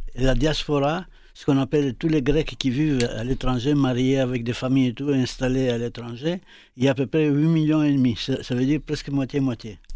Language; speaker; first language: French; non-native, fluent; Greek